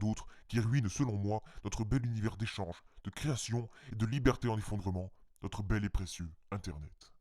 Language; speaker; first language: French; native; French